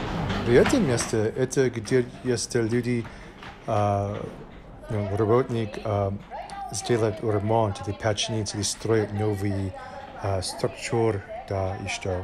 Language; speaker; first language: Russian; non-native, learner; English